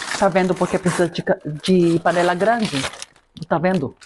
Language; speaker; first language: Portuguese; non-native, fluent; Greek